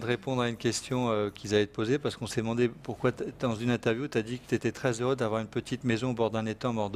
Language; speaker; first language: French; native; French